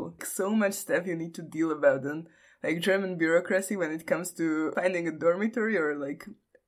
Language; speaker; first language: English; non-native, fluent; Slovak